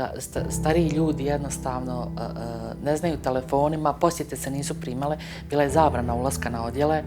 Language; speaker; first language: Bosnian; native; Bosnian